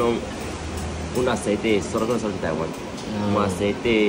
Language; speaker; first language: Spanish; non-native, learner; Chinese